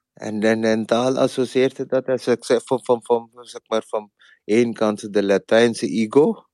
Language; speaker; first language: Dutch; non-native, learner; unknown